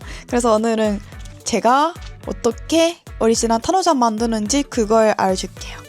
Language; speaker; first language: Korean; non-native, learner; Japanese